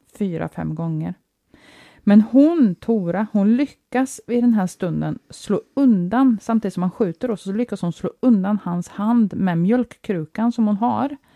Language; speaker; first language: Swedish; native; Swedish